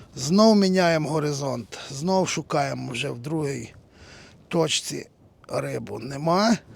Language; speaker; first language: Ukrainian; native; Ukrainian